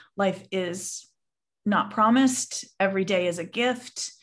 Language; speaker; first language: English; native; English